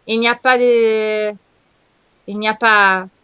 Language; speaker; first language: French; non-native, learner; Italian